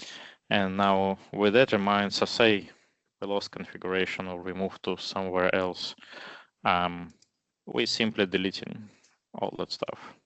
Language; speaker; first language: English; non-native, fluent; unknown